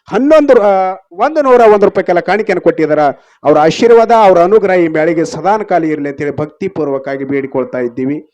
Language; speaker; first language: Kannada; native; Kannada